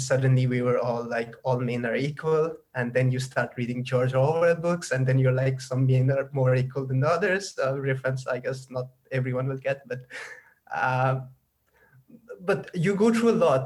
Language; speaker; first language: English; non-native, local second language; Nepali